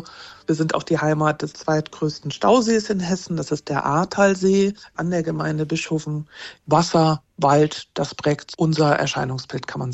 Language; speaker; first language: German; native; German